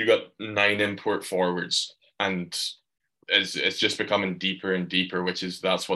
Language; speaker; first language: English; native; English